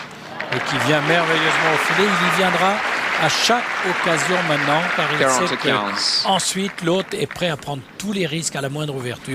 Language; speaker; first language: French; native; French